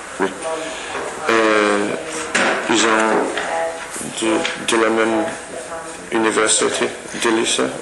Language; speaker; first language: French; non-native, learner; English